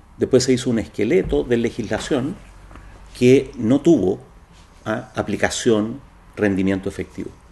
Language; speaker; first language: Spanish; native; Spanish